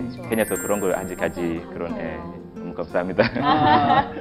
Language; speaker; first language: Korean; non-native, fluent; Swahili